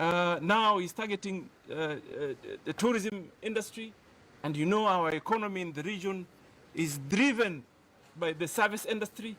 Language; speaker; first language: English; non-native, local second language; Swahili